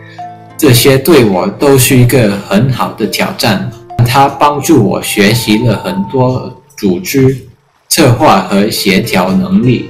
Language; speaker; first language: Chinese; early bilingual, heritage; English